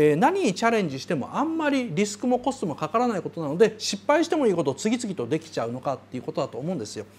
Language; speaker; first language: Japanese; native; Japanese